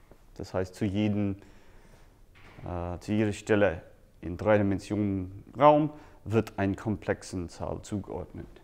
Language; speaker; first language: German; non-native, fluent; English